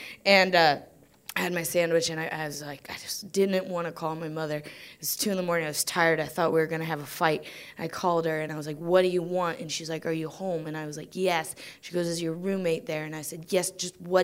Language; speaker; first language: English; native; English